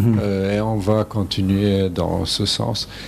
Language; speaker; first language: French; non-native, fluent; Serbian